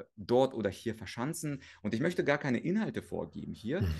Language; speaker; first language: German; early bilingual, other home language; Russian